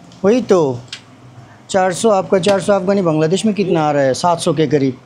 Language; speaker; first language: Hindi; non-native, learner; Bangla